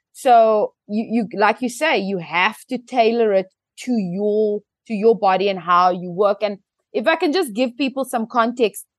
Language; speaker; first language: English; native; English